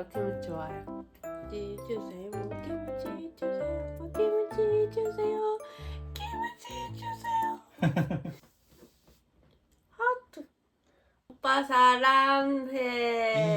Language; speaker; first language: Korean; non-native, fluent; Japanese